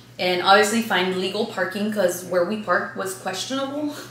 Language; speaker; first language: English; early bilingual, other home language; Spanish